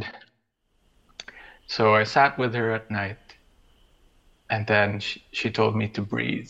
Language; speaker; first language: English; non-native, local second language; Filipino